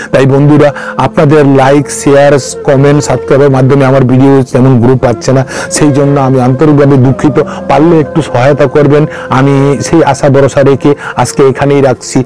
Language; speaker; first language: Bangla; non-native, local second language; Kok Borok